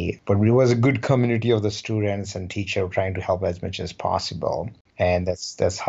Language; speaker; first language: English; non-native, local second language; Rajasthani